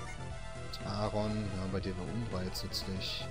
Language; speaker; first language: German; native; German